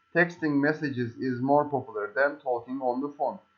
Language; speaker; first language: English; non-native, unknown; Turkish